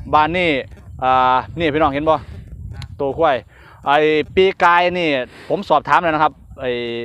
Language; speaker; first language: Thai; non-native, local second language; Northern Khmer